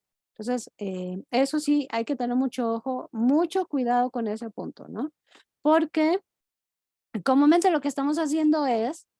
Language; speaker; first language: Spanish; native; Spanish